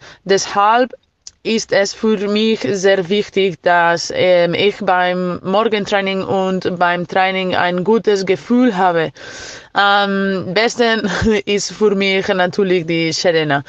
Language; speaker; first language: German; non-native, learner; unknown